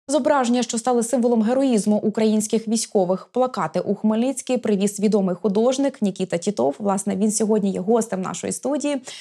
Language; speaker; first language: Ukrainian; native; Ukrainian